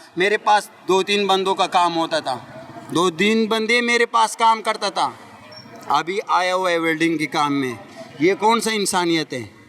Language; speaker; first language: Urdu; non-native, local second language; Pashto